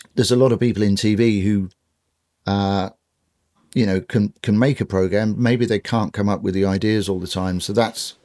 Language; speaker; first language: English; native; English